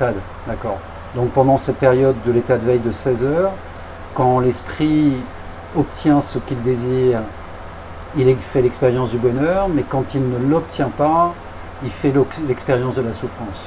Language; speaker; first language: French; native; French